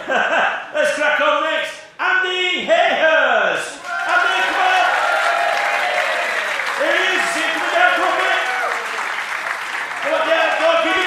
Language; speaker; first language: English; native; English